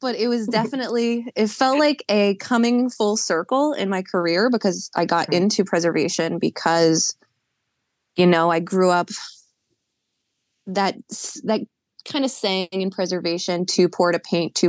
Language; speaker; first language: English; native; English